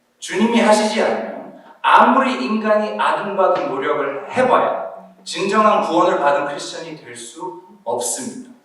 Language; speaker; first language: Korean; early bilingual, heritage; Korean